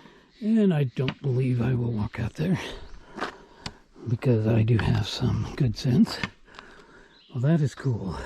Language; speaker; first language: English; native; English